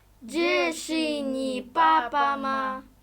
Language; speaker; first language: Chinese; non-native, learner; Kyrgyz